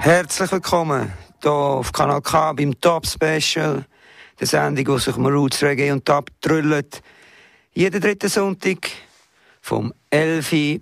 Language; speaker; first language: German; native; German